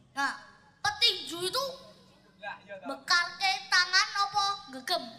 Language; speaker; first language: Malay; non-native, local second language; Javanese